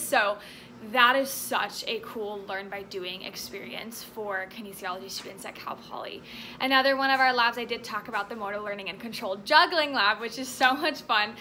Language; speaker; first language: English; native; English